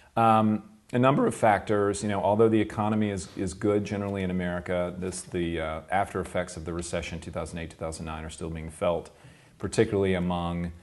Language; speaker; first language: English; native; English